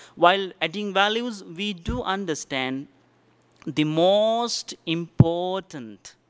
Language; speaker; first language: English; non-native, local second language; Sinhala